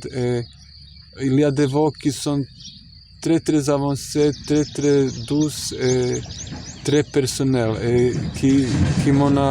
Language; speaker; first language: French; non-native, fluent; Croatian